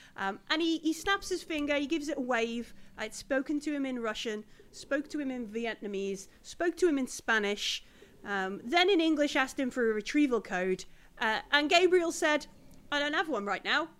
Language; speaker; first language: English; native; English